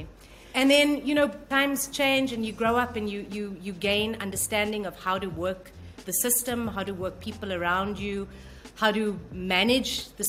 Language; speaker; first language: English; native; English